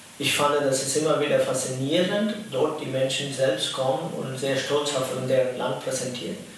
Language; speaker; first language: German; non-native, fluent; Tamil